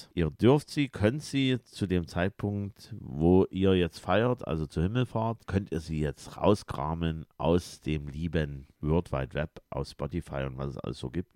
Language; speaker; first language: German; native; German